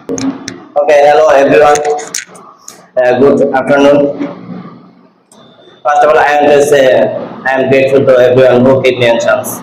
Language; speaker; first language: English; non-native, learner; Bangla